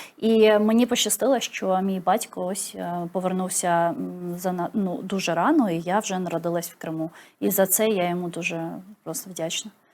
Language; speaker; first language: Ukrainian; non-native, local second language; Crimean Tatar